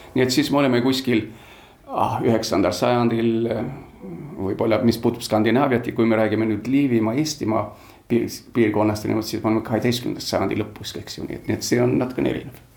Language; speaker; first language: Estonian; early bilingual, heritage; Estonian